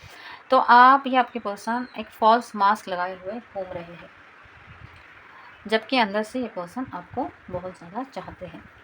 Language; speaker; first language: Hindi; native; Hindi